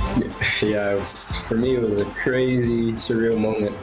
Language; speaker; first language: English; native; English